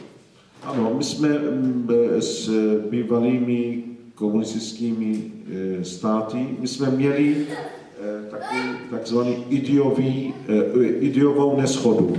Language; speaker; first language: Czech; non-native, fluent; Arabic